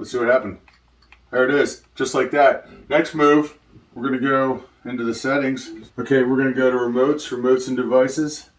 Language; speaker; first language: English; native; English